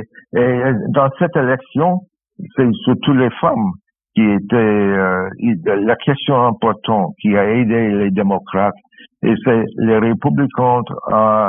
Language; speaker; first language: French; non-native, fluent; English